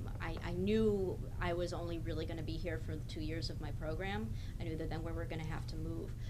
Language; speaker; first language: English; native; English